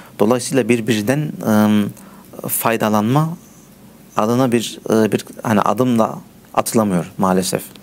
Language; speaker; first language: Turkish; early bilingual, heritage; Turkish